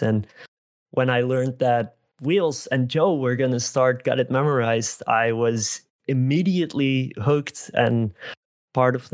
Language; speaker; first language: English; non-native, fluent; Dutch